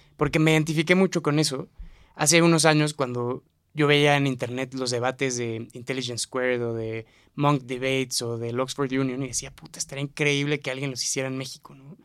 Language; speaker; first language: Spanish; native; Spanish